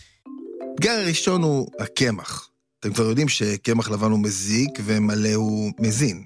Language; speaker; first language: Hebrew; native; Hebrew